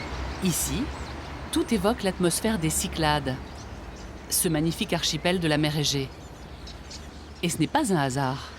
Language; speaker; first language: French; native; French